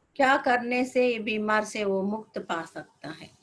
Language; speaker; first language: Hindi; non-native, local second language; Telugu